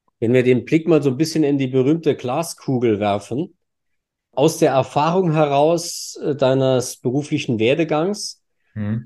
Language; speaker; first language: German; native; German